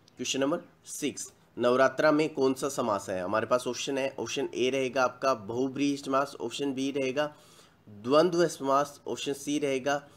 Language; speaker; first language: Hindi; native; Hindi